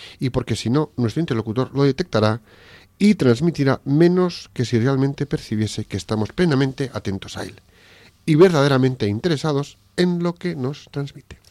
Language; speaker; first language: Spanish; native; Spanish